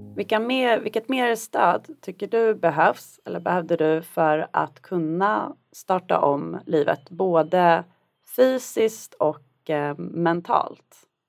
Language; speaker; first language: Swedish; native; Swedish